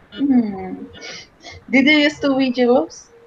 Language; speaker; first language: English; non-native, learner; Spanish